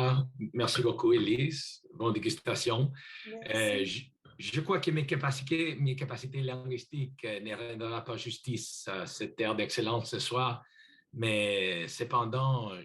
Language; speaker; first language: French; non-native, learner; English